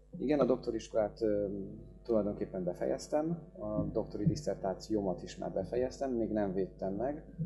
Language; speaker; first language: Hungarian; early bilingual, other home language; Polish